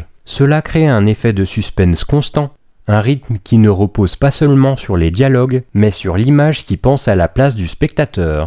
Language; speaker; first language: French; native; French